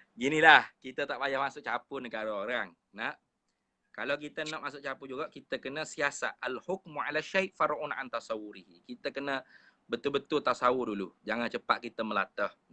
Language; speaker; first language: Malay; native; Malay